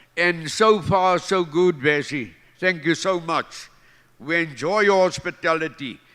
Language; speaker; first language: English; non-native, local second language; Afrikaans